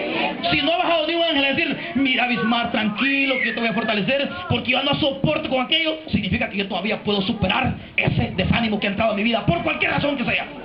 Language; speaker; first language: Spanish; native; Spanish